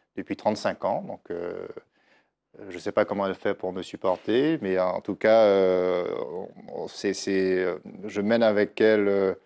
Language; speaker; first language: French; native; French